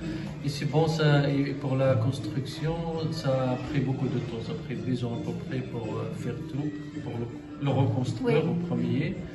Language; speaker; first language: French; non-native, local second language; Arabic